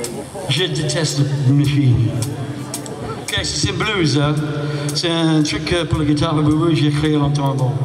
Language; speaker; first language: French; non-native, learner; English